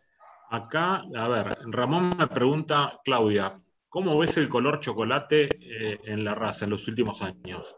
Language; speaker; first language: Spanish; native; Spanish